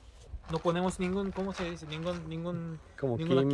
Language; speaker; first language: Spanish; non-native, fluent; Korean